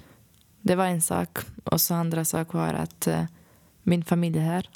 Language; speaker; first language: Swedish; non-native, fluent; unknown